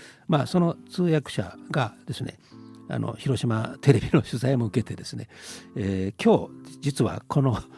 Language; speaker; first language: Japanese; native; Japanese